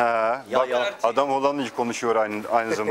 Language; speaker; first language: Turkish; non-native, fluent; Dutch